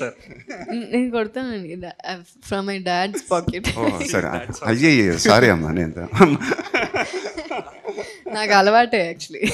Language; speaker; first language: Telugu; non-native, fluent; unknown